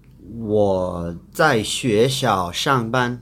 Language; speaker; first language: Chinese; non-native, fluent; English